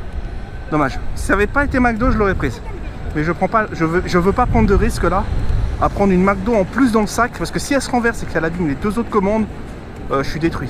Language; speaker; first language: French; native; French